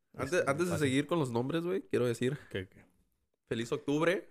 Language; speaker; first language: Spanish; early bilingual, heritage; Spanish